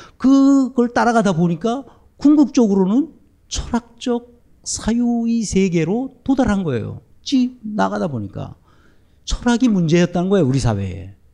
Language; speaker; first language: Korean; native; Korean